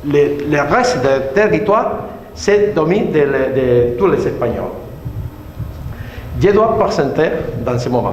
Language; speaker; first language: French; non-native, learner; Spanish